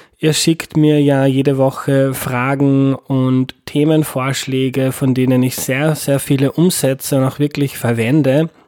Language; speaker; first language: German; native; German